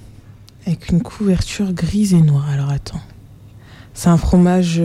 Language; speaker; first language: French; native; French